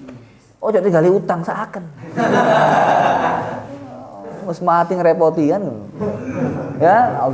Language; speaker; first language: Indonesian; non-native, local second language; Javanese